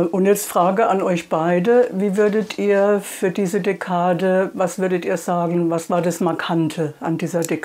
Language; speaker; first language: German; native; German